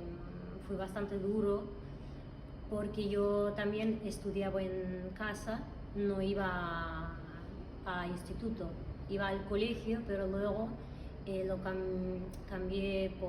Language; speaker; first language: Spanish; non-native, fluent; Russian